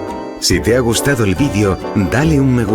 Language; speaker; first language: Spanish; native; Spanish